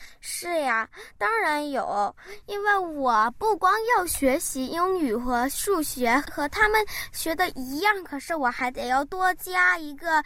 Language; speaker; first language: Chinese; early bilingual, heritage; Chinese